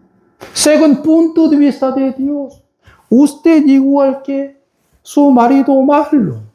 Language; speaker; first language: Spanish; non-native, fluent; Korean